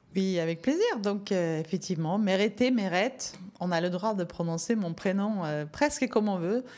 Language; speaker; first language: French; non-native, fluent; Norwegian